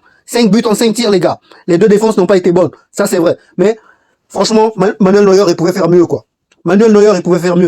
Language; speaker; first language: French; native; French